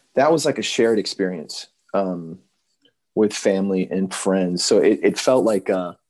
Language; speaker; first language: English; native; English